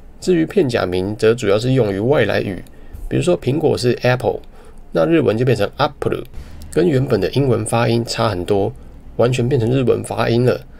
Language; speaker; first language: Chinese; native; Chinese